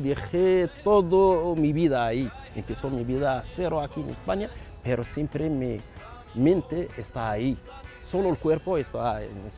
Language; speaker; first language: Spanish; non-native, learner; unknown